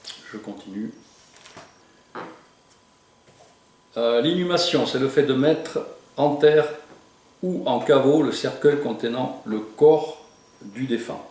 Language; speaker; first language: French; native; French